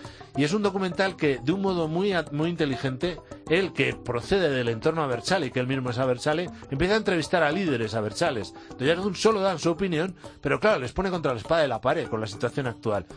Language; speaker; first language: Spanish; native; Spanish